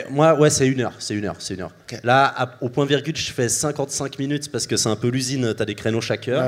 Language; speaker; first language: French; native; French